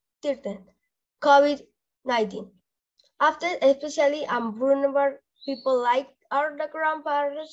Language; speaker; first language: English; non-native, learner; Spanish